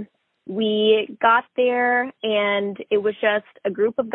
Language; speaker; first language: English; native; English